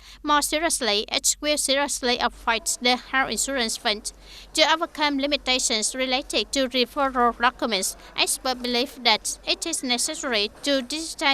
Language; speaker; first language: English; non-native, fluent; Vietnamese